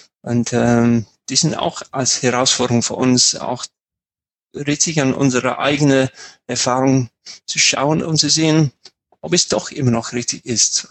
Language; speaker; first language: German; non-native, fluent; English